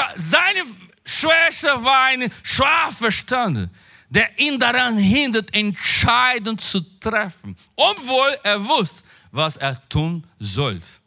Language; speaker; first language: German; non-native, learner; Portuguese